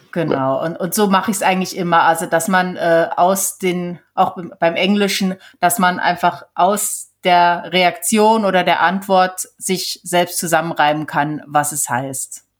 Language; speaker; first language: German; native; German